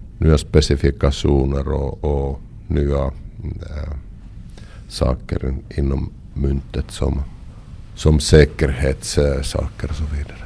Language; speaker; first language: Swedish; non-native, local second language; Finnish